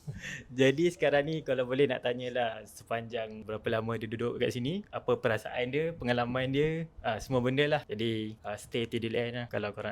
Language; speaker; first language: Malay; native; Malay